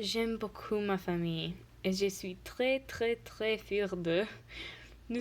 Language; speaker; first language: French; non-native, learner; English